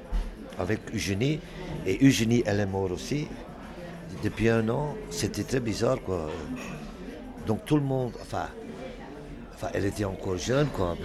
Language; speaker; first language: French; non-native, local second language; Dutch